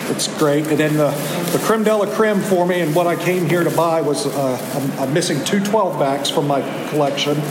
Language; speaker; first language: English; native; English